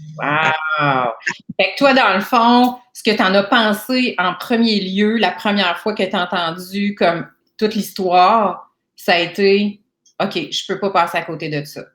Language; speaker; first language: French; native; French